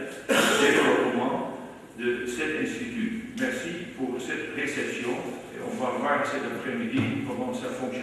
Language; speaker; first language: French; non-native, fluent; Dutch